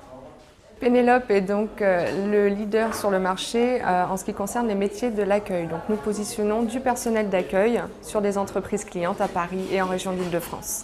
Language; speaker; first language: French; native; French